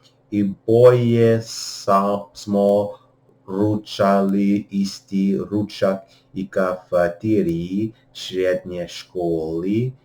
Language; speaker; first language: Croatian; non-native, learner; English